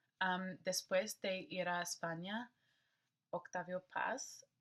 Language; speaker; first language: Spanish; non-native, learner; English